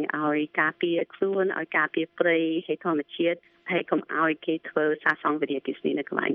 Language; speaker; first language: Khmer; early bilingual, heritage; Khmer